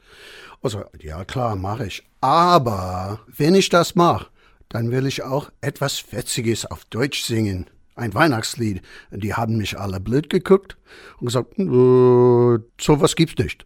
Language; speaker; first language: German; non-native, fluent; English